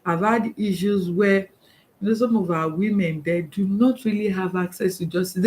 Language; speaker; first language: English; non-native, local second language; Yoruba